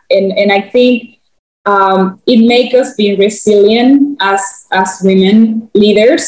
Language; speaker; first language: English; non-native, fluent; Spanish